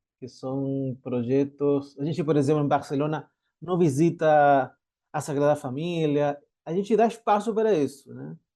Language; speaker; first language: Portuguese; non-native, fluent; Spanish